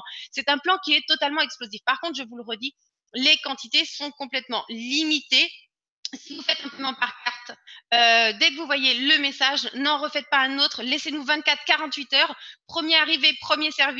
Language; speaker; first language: French; native; French